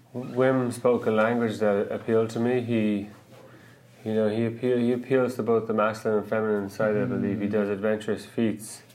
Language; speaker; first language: English; native; English